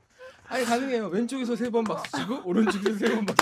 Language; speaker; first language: Korean; native; Korean